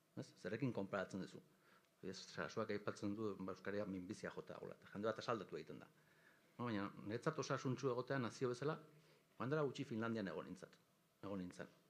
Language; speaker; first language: Basque; native; Basque